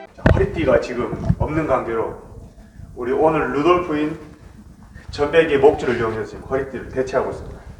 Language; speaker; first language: Korean; native; Korean